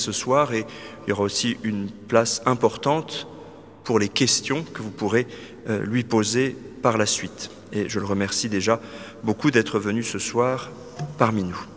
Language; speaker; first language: French; native; French